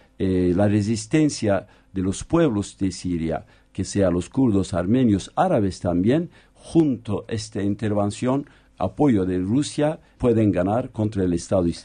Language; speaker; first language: Spanish; non-native, fluent; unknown